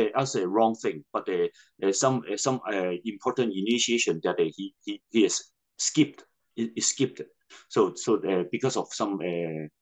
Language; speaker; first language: English; non-native, local second language; Cantonese